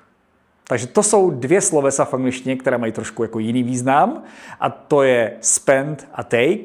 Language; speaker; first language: Czech; native; Czech